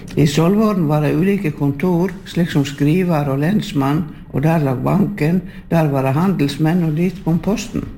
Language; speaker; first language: Norwegian; native; Norwegian